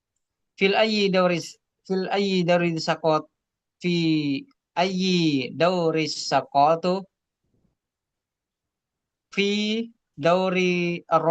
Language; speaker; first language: Arabic; non-native, learner; Indonesian